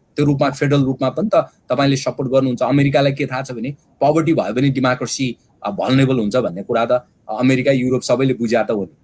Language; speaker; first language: Nepali; native; Nepali